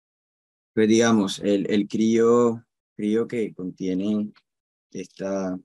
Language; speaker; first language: Spanish; native; Spanish